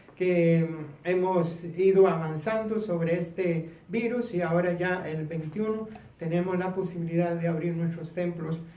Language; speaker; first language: Spanish; native; Spanish